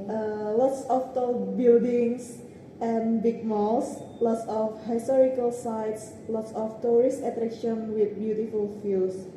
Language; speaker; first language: English; non-native, learner; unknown